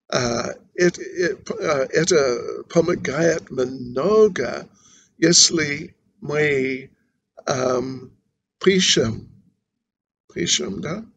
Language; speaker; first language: Russian; non-native, learner; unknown